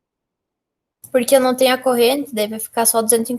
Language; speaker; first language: Portuguese; native; Portuguese